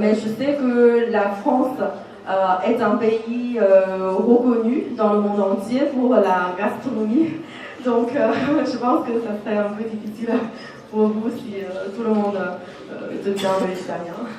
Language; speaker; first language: French; non-native, fluent; Chinese